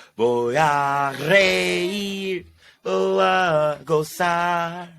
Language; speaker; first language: Spanish; non-native, learner; English